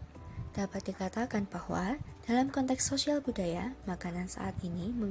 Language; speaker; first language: Indonesian; native; Indonesian